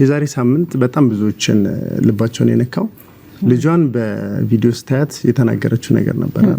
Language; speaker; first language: Amharic; native; Amharic